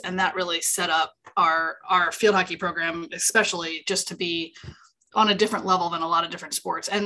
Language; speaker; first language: English; native; English